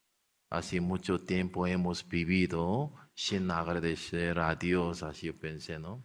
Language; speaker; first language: Spanish; non-native, learner; Korean